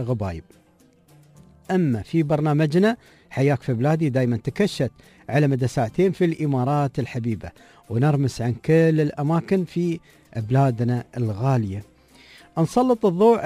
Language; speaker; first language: Arabic; native; Arabic